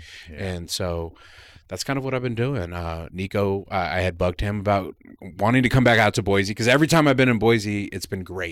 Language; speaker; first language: English; early bilingual, other home language; Spanish